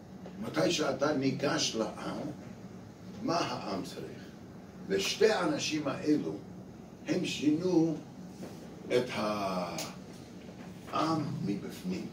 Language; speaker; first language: Hebrew; non-native, fluent; English